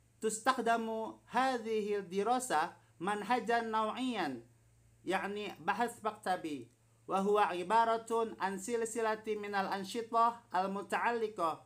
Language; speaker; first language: Arabic; non-native, fluent; Indonesian